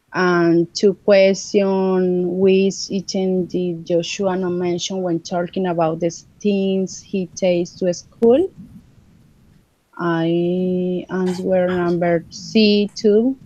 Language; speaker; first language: English; non-native, learner; Spanish